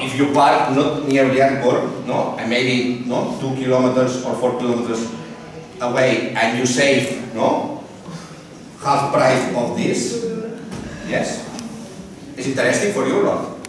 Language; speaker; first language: English; non-native, fluent; Catalan